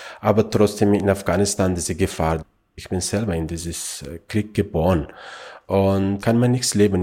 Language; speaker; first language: German; non-native, learner; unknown